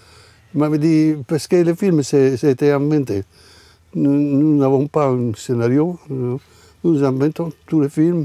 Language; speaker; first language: French; non-native, fluent; Italian